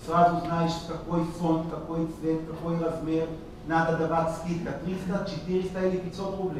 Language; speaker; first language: Russian; non-native, learner; Hebrew